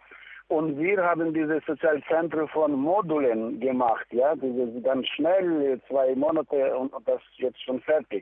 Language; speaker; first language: German; non-native, learner; Ukrainian